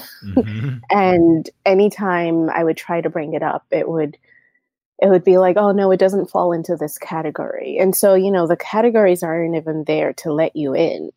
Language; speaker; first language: English; non-native, local second language; Yoruba